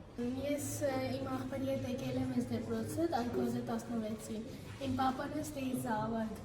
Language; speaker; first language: Armenian; non-native, fluent; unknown